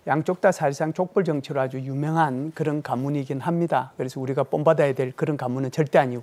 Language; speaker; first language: Korean; native; Korean